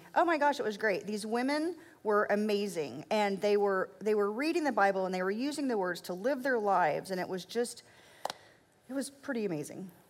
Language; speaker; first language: English; native; English